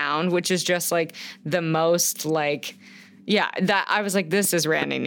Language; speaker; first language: English; native; English